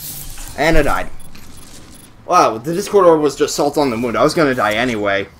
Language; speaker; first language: English; native; English